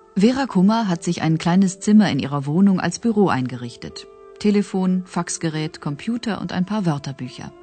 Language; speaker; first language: German; native; German